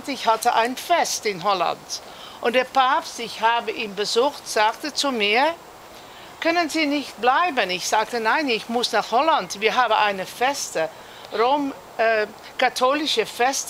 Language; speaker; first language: German; non-native, learner; Dutch